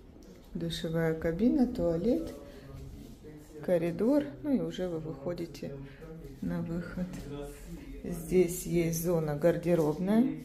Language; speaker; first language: Russian; native; Russian